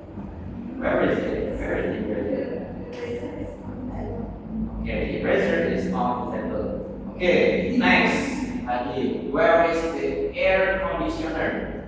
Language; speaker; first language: English; non-native, local second language; Indonesian